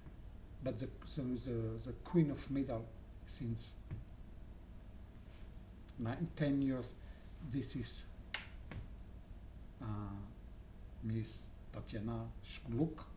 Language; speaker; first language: English; non-native, learner; French